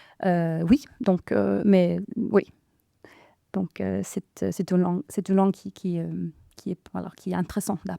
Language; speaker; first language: French; non-native, fluent; Norwegian